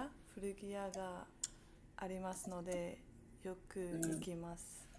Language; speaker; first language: Japanese; non-native, learner; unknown